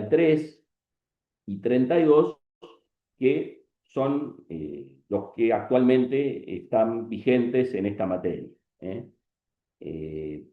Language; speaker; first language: Spanish; native; Spanish